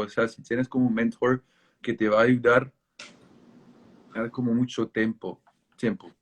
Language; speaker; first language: Spanish; non-native, fluent; French